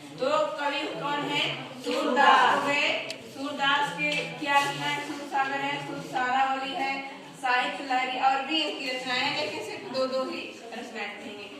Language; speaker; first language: Hindi; native; Hindi